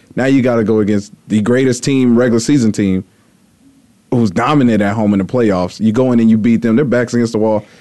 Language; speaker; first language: English; native; English